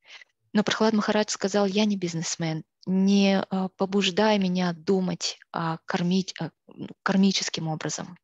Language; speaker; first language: Russian; native; Russian